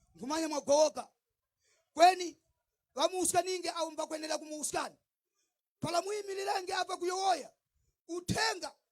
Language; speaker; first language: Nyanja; non-native, local second language; Tumbuka